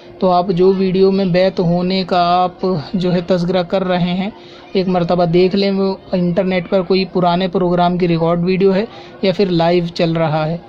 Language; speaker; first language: Urdu; native; Urdu